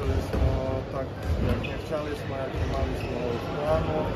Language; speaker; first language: Polish; non-native, learner; Serbian